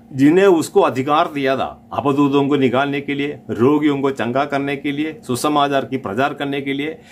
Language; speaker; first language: Hindi; non-native, local second language; Malayalam